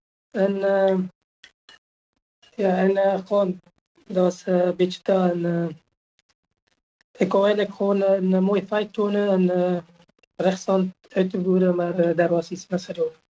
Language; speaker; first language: Dutch; non-native, fluent; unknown